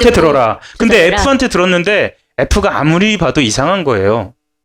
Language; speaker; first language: Korean; native; Korean